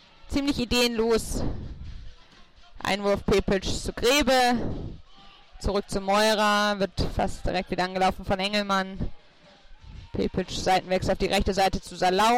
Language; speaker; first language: German; native; German